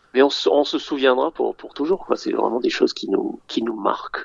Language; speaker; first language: French; early bilingual, other home language; English